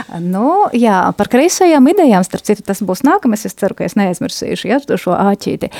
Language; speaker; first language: Latvian; non-native, local second language; Russian